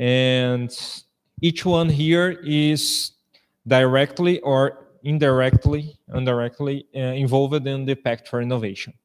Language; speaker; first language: English; non-native, fluent; Portuguese